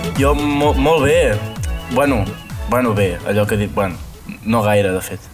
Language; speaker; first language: Catalan; native; Catalan